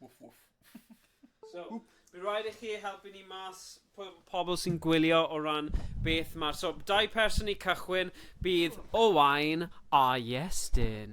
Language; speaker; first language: Welsh; native; Welsh